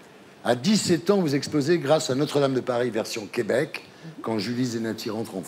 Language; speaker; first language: French; native; French